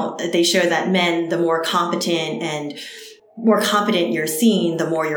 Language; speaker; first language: English; early bilingual, other home language; Cantonese